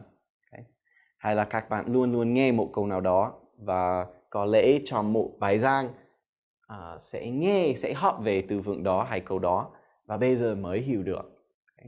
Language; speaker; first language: Vietnamese; non-native, fluent; English